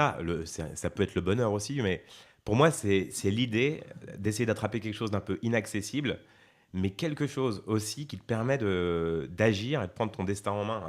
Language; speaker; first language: French; native; French